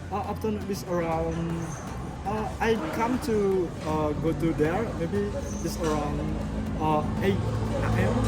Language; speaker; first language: English; non-native, learner; Indonesian